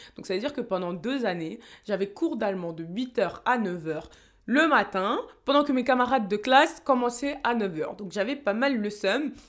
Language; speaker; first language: French; native; French